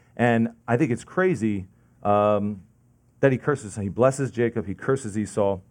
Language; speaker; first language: English; native; English